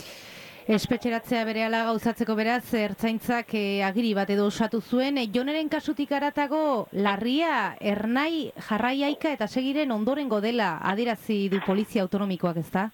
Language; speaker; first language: Basque; native; Basque